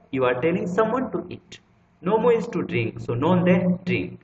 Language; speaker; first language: English; non-native, local second language; Nepali